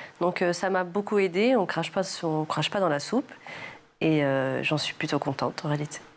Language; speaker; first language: French; early bilingual, other home language; Arabic